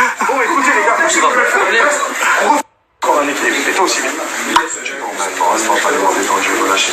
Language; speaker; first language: French; native; French